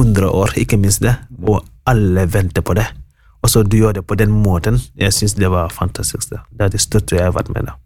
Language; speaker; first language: Norwegian; non-native, fluent; Wolof